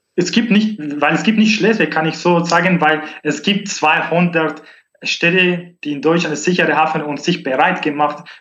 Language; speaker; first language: German; non-native, learner; Arabic